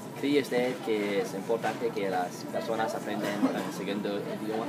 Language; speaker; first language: Spanish; non-native, learner; English